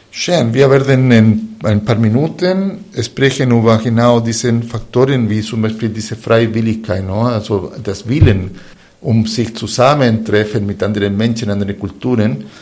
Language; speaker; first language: German; non-native, fluent; Spanish